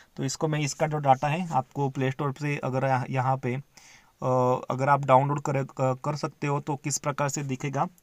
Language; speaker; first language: Hindi; non-native, local second language; Marathi